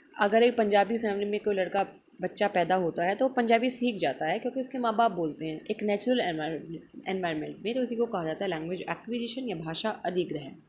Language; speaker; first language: Hindi; non-native, local second language; Marathi